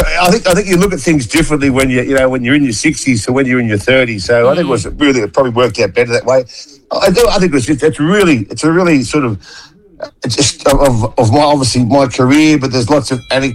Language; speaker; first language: English; native; English